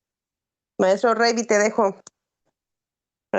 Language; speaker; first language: Spanish; native; Spanish